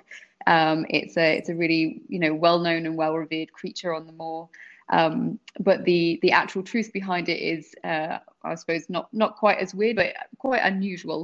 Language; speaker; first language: English; native; English